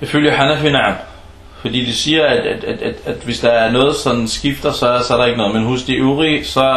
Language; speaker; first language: Danish; early bilingual, other home language; Arabic